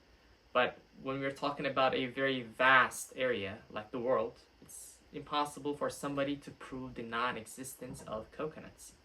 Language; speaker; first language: English; non-native, fluent; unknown